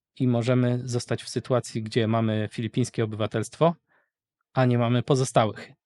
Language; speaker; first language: Polish; native; Polish